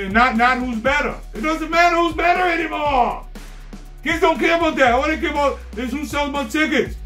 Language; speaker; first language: English; native; English